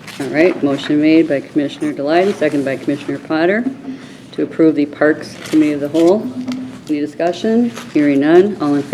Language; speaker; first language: English; native; English